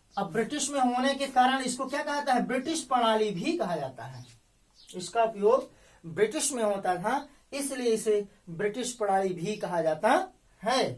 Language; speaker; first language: Hindi; native; Hindi